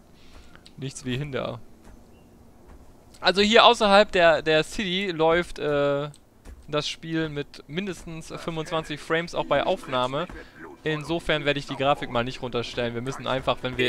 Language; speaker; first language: German; native; German